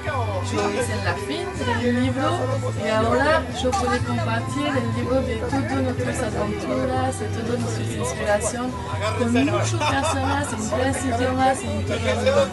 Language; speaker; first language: Spanish; non-native, learner; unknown